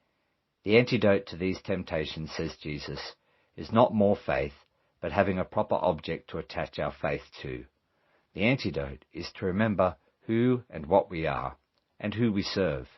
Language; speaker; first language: English; native; English